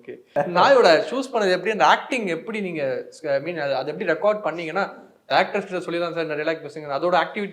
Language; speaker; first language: Tamil; native; Tamil